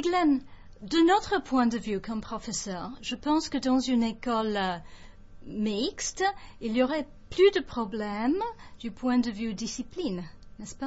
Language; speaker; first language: French; non-native, fluent; English